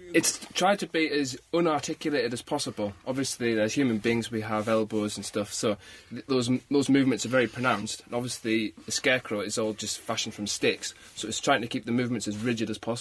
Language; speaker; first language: English; native; English